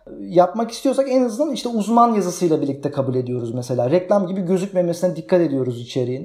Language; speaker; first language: Turkish; native; Turkish